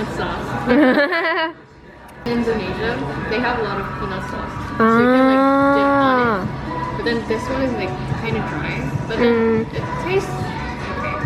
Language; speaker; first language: English; non-native, fluent; Indonesian